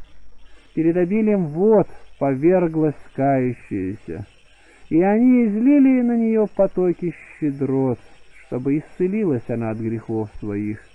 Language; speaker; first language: Russian; native; Russian